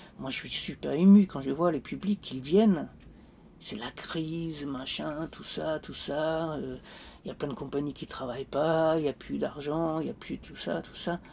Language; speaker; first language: French; non-native, fluent; Danish